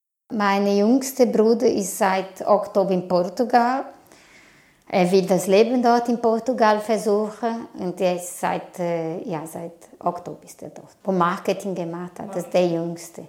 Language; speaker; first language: German; non-native, fluent; Portuguese